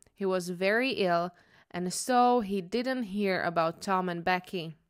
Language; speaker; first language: English; non-native, fluent; Slovak